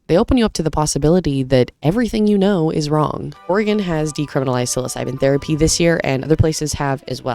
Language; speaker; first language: English; native; English